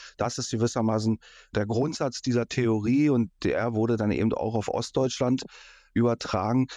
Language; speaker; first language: German; native; German